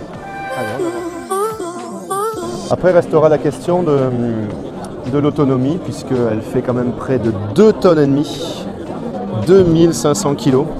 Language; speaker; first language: French; native; French